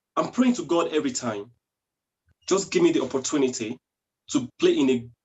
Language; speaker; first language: English; non-native, local second language; Yoruba